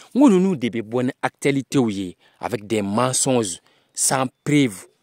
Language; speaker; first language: French; non-native, local second language; Bambara